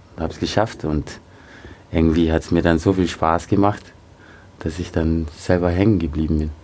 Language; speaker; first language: German; early bilingual, other home language; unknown